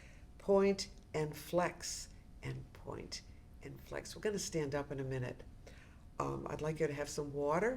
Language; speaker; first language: English; native; English